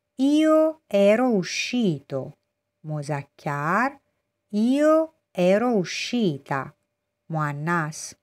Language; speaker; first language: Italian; non-native, fluent; Persian